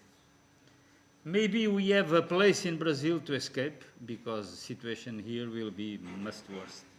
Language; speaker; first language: English; non-native, fluent; Portuguese